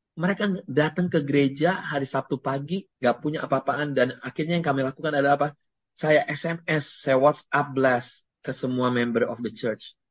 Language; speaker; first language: Indonesian; native; Indonesian